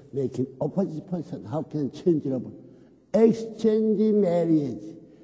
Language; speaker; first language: English; non-native, learner; Korean